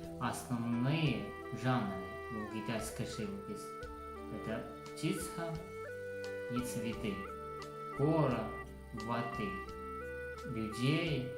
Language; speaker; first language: Russian; non-native, learner; Chinese